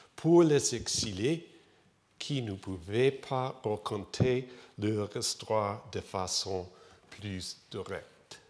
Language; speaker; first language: French; non-native, learner; English